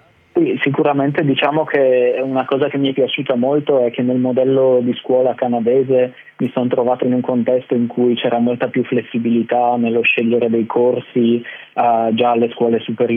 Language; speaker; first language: Italian; native; Italian